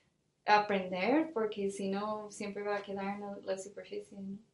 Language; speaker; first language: Spanish; non-native, fluent; English